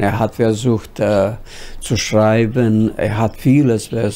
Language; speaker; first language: German; non-native, fluent; Bosnian